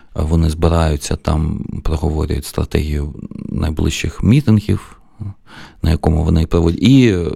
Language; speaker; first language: Ukrainian; non-native, local second language; Russian